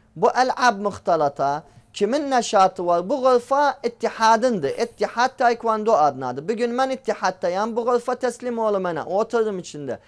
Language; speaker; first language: Turkish; native; Turkish